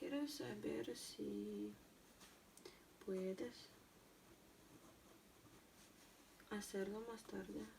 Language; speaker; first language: Spanish; non-native, learner; Russian